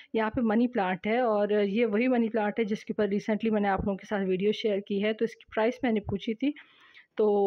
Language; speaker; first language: Urdu; native; Urdu